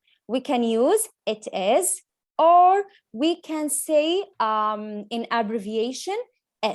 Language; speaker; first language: English; non-native, fluent; Arabic